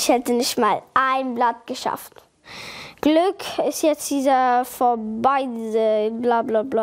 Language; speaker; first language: German; early bilingual, other home language; Arabic